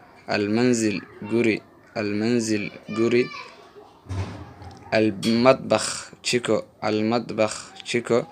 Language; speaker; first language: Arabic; non-native, fluent; Somali